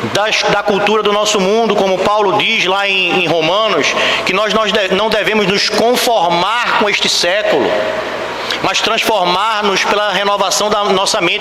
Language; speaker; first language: Portuguese; native; Portuguese